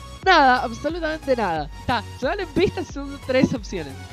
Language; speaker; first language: Spanish; native; Spanish